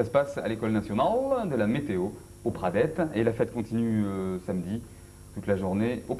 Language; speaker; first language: French; native; French